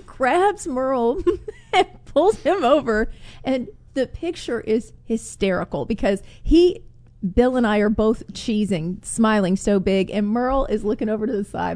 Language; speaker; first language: English; native; English